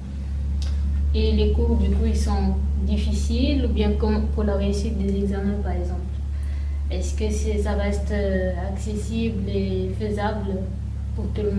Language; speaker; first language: French; native; French